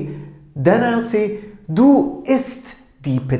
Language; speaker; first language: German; non-native, fluent; Turkish